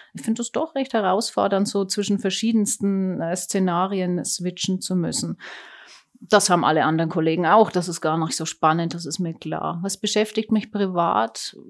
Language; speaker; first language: German; native; German